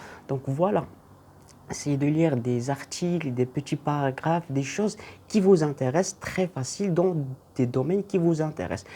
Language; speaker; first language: French; non-native, local second language; Arabic